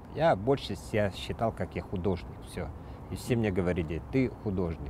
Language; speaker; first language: Russian; native; Russian